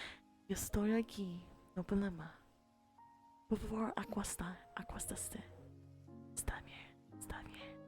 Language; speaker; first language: Spanish; early bilingual, heritage; English